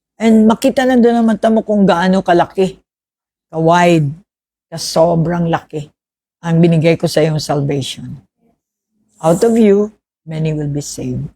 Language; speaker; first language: Filipino; non-native, local second language; Hiligaynon